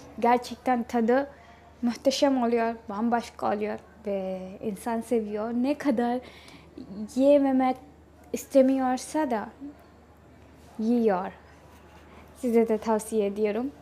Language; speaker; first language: Turkish; non-native, learner; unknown